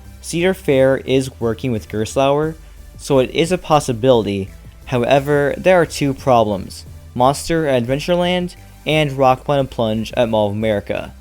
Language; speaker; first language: English; native; English